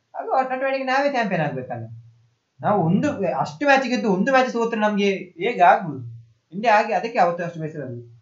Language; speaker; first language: Kannada; non-native, local second language; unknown